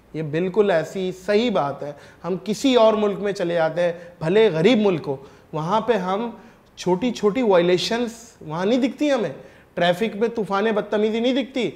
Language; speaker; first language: Urdu; native; Urdu